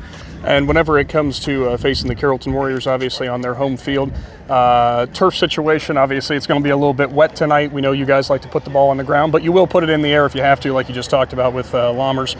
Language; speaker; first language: English; native; English